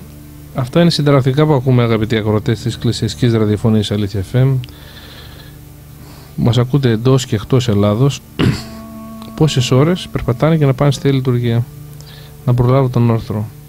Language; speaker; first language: Greek; native; Greek